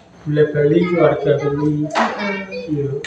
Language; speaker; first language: Indonesian; non-native, local second language; Javanese